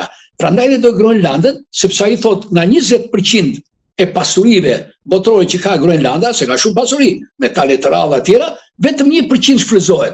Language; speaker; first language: Albanian; native; Albanian